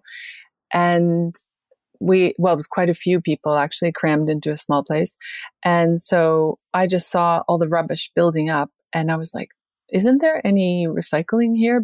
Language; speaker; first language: English; native; English